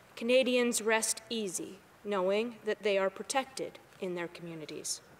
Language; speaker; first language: English; native; English